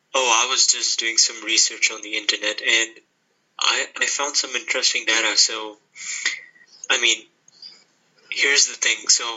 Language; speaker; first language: English; non-native, local second language; Hindi